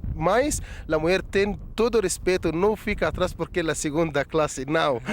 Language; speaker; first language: Portuguese; non-native, fluent; Arabic